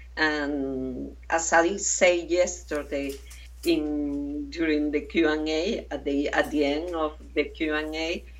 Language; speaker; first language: English; non-native, fluent; Spanish